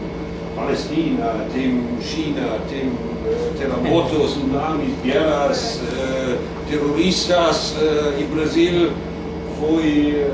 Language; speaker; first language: Portuguese; non-native, fluent; German